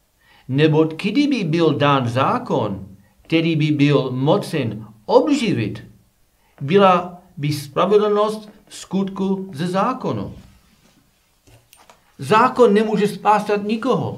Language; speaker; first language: Czech; non-native, learner; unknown